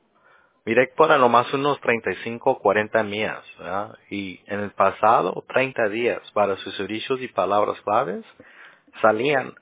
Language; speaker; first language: Spanish; early bilingual, heritage; Spanish